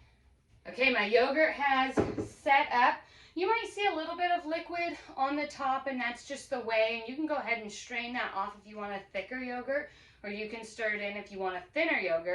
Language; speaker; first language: English; native; English